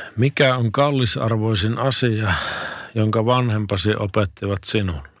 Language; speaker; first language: Finnish; native; Finnish